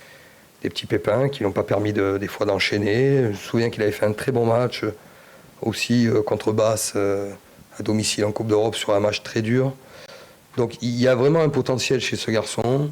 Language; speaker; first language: French; native; French